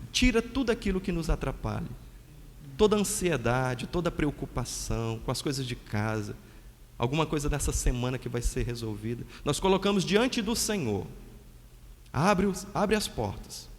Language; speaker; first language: Portuguese; native; Portuguese